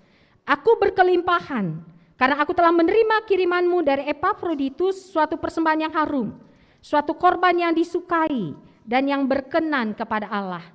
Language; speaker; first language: Indonesian; native; Indonesian